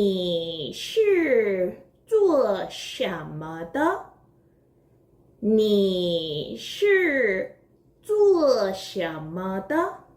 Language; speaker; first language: Chinese; non-native, fluent; Korean